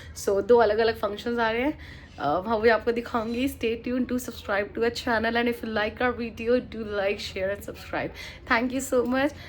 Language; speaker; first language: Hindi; native; Hindi